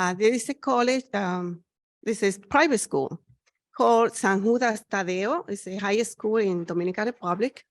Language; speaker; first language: English; non-native, learner; Spanish